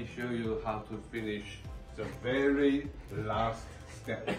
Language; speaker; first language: English; non-native, learner; Chinese